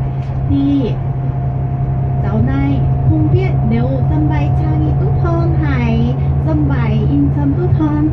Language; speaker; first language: Vietnamese; non-native, learner; Korean